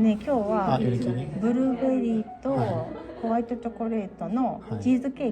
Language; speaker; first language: Japanese; native; Japanese